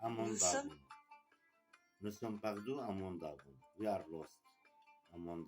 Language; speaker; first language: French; non-native, learner; Kurdish